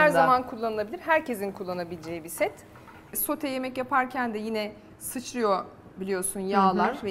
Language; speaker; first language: Turkish; native; Turkish